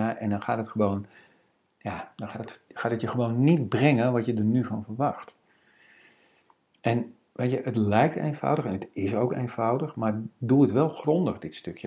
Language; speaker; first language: Dutch; native; Dutch